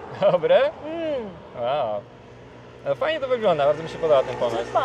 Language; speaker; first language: Polish; native; Polish